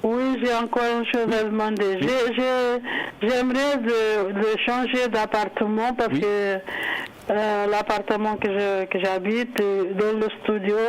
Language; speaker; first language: French; non-native, learner; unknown